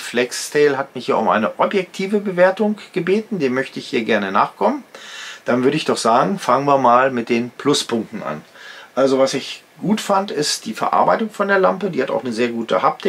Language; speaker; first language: German; native; German